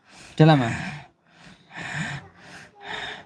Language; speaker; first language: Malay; non-native, local second language; Javanese